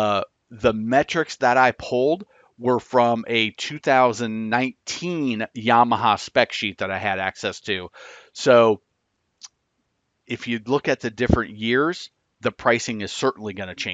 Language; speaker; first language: English; native; English